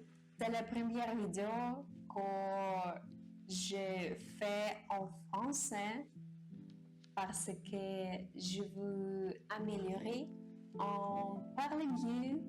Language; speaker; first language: French; non-native, learner; Japanese